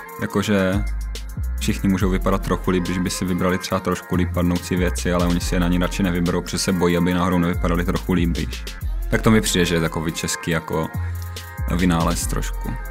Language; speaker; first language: Czech; native; Czech